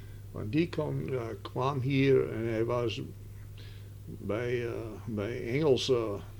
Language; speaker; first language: Dutch; early bilingual, heritage; Dutch